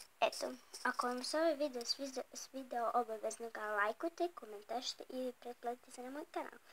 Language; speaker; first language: Bosnian; early bilingual, heritage; Bosnian